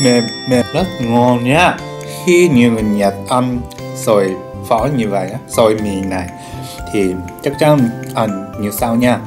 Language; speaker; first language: Vietnamese; non-native, learner; Japanese